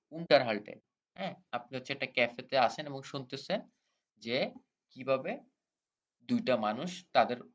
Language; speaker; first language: Bangla; native; Bangla